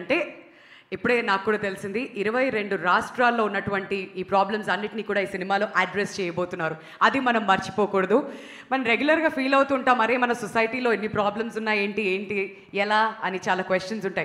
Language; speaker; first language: Telugu; native; Telugu